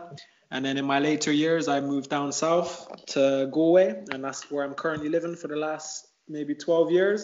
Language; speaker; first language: English; native; English